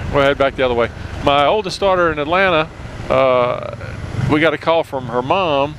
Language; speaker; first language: English; native; English